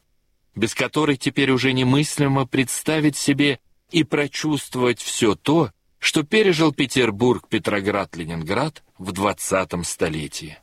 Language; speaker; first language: Russian; native; Russian